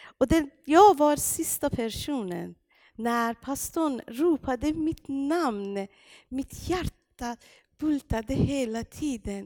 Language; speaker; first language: Swedish; non-native, fluent; Persian